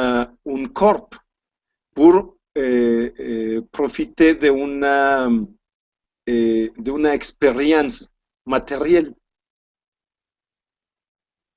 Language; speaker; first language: French; non-native, learner; Spanish